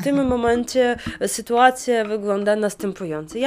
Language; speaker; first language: Polish; non-native, fluent; Russian